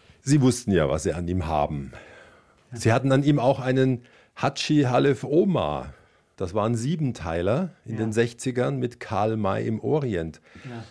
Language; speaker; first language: German; native; German